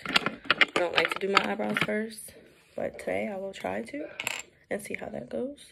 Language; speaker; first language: English; native; English